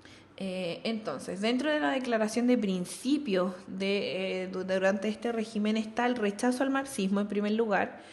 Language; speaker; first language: Spanish; native; Spanish